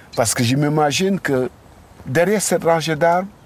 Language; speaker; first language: French; non-native, local second language; Wolof